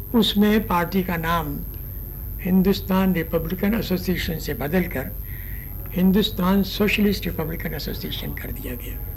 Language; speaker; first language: Hindi; native; Hindi